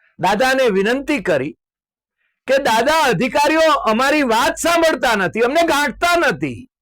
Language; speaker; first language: Gujarati; native; Gujarati